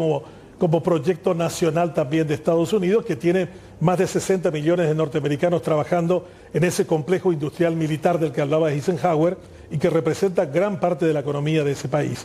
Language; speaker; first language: Spanish; native; Spanish